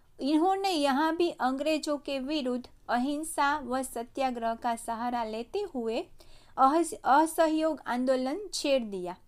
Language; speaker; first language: Hindi; non-native, local second language; Gujarati